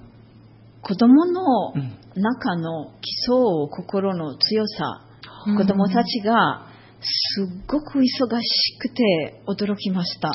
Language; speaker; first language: Japanese; non-native, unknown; Italian